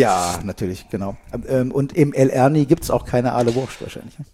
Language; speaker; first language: German; native; German